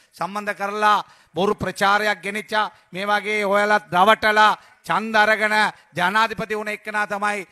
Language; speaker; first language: Sinhala; non-native, local second language; Tamil